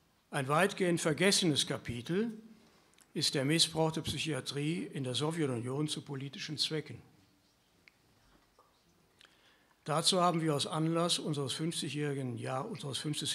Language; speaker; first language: German; native; German